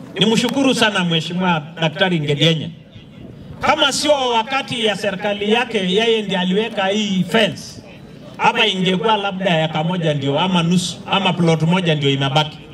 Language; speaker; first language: Swahili; non-native, local second language; Masai